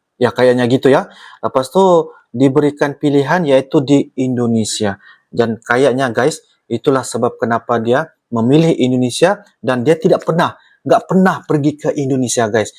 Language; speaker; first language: Malay; native; Malay